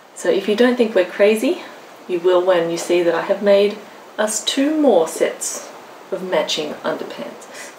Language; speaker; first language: English; native; English